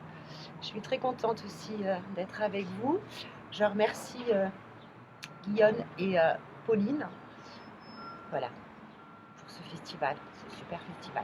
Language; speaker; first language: French; native; French